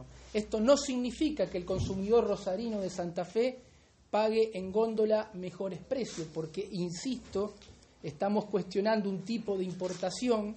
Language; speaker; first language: Spanish; native; Spanish